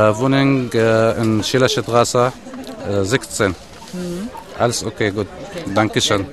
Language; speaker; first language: German; non-native, learner; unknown